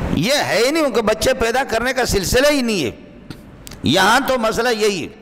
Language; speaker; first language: Urdu; non-native, local second language; Brahui